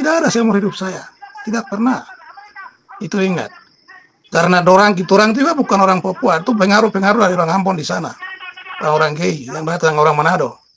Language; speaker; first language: Indonesian; non-native, local second language; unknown